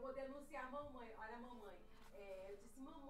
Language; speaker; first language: Portuguese; native; Portuguese